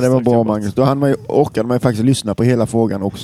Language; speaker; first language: Swedish; native; Swedish